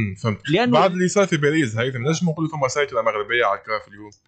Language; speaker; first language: Arabic; native; Arabic